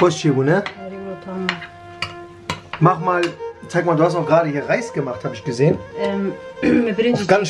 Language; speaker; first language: German; early bilingual, other home language; Kurdish